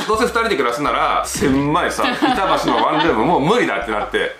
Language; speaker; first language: Japanese; native; Japanese